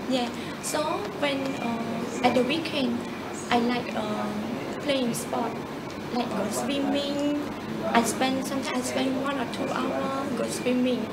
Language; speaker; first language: English; non-native, learner; Khmer